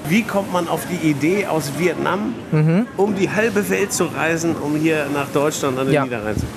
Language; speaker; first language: German; native; German